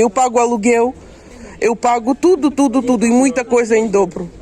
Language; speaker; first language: Portuguese; non-native, learner; Ukrainian